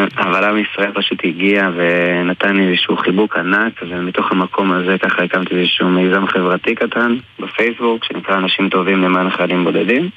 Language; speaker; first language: Hebrew; early bilingual, other home language; English